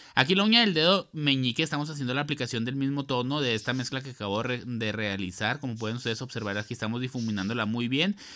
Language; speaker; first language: Spanish; native; Spanish